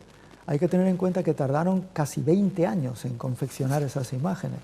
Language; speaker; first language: Spanish; native; Spanish